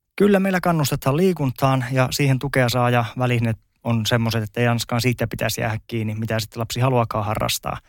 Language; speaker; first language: Finnish; native; Finnish